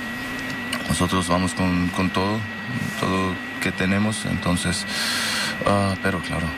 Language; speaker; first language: Spanish; non-native, learner; German